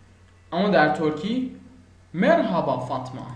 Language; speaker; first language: Persian; native; Persian